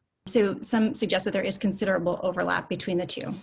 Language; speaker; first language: English; native; English